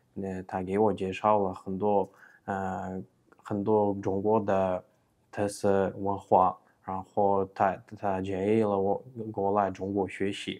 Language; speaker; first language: Chinese; non-native, fluent; Uzbek